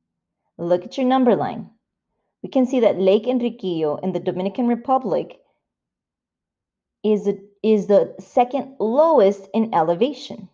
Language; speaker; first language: English; native; English